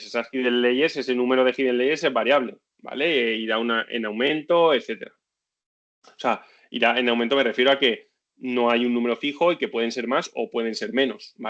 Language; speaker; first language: Spanish; native; Spanish